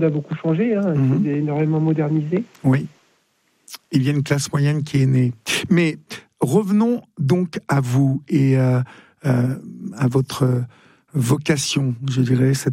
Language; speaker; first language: French; native; French